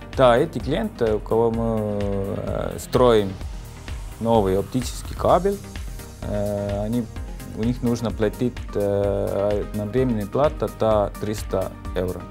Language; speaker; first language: Russian; non-native, local second language; Estonian